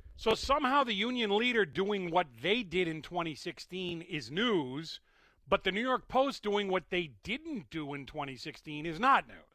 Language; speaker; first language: English; native; English